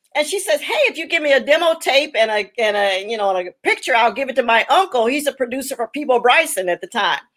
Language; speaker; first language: English; native; English